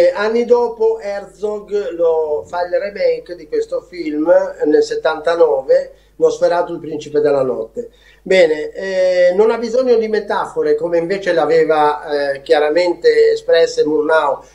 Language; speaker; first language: Italian; native; Italian